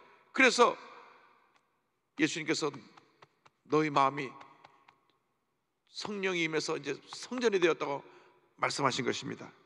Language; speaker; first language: Korean; native; Korean